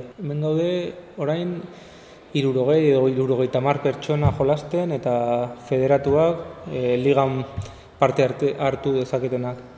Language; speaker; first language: Basque; non-native, local second language; Spanish